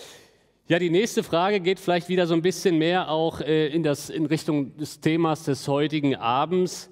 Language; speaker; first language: German; native; German